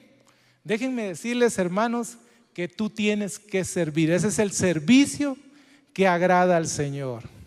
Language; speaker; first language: Spanish; native; Spanish